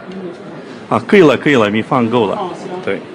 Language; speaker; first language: Chinese; non-native, learner; English